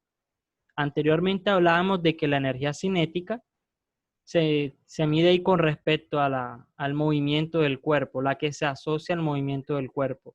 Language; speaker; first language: Spanish; native; Spanish